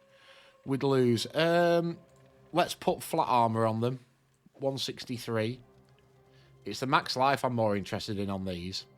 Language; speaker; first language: English; native; English